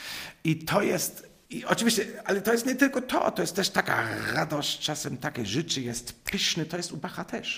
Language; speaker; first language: Polish; non-native, fluent; German